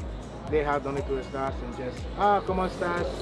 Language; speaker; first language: Spanish; non-native, learner; English